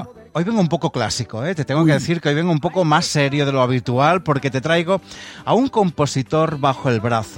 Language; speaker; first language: Spanish; native; Spanish